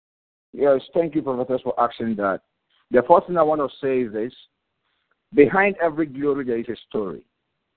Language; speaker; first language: English; non-native, local second language; Yoruba